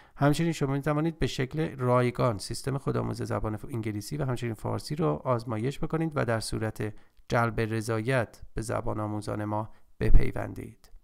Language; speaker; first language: Persian; native; Persian